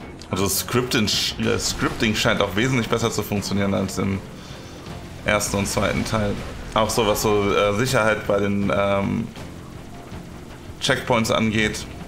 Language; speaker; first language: German; native; German